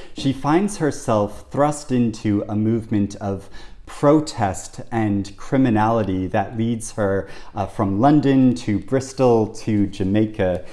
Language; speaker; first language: English; native; English